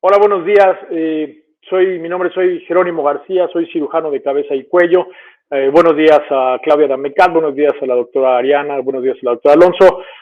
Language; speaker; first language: Spanish; native; Spanish